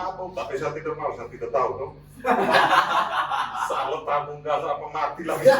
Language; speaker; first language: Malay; non-native, local second language; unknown